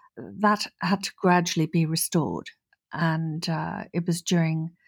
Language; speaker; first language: English; native; English